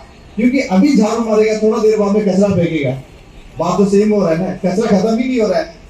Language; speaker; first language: Hindi; non-native, local second language; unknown